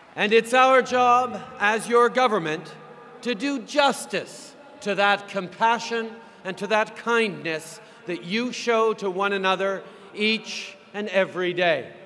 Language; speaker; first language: English; native; English